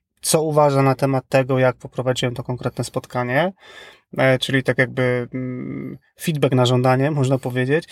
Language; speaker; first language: Polish; native; Polish